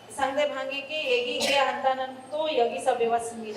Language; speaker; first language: Korean; non-native, learner; Hindi